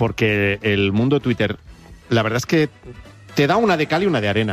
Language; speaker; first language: Spanish; native; Spanish